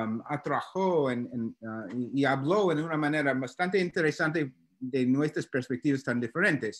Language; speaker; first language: Spanish; non-native, learner; English